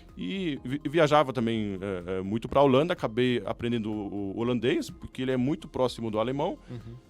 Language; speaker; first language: Portuguese; non-native, fluent; German